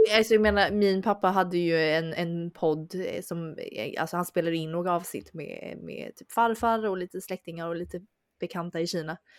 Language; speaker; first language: Swedish; early bilingual, other home language; Chinese